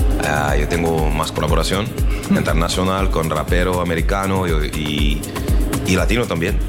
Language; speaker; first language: Spanish; non-native, learner; French